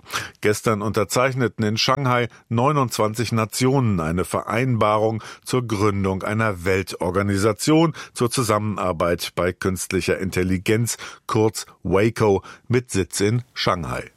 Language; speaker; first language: German; native; German